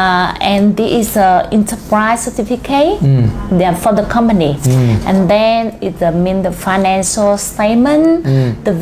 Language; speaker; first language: English; non-native, learner; Vietnamese